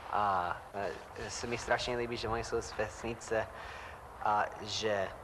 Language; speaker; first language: Czech; non-native, fluent; English